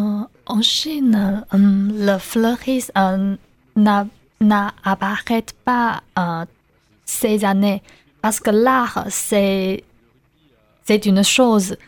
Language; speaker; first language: French; non-native, learner; Chinese